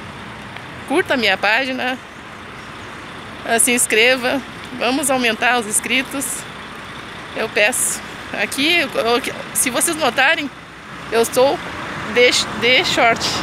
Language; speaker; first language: Portuguese; native; Portuguese